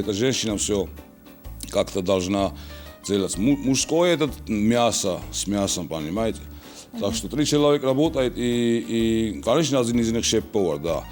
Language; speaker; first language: Russian; non-native, local second language; Georgian